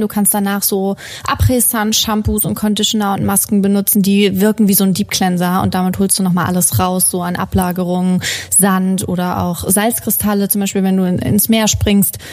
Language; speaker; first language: German; native; German